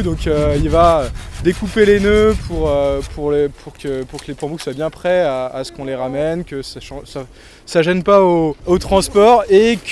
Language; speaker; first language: French; native; French